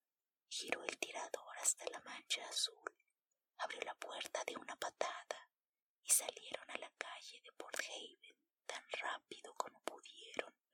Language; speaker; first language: Spanish; native; Spanish